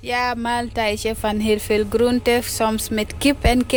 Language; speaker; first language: Dutch; non-native, learner; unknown